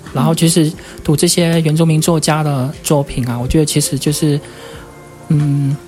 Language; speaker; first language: Chinese; native; Chinese